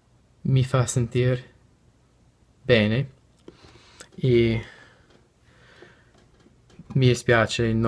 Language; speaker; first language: Italian; non-native, learner; English